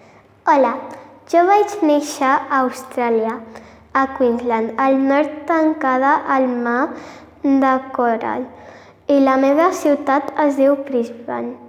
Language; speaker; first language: Catalan; non-native, learner; English